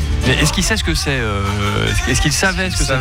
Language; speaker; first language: French; native; French